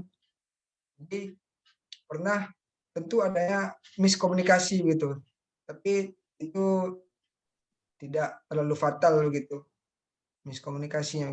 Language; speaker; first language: Indonesian; native; Indonesian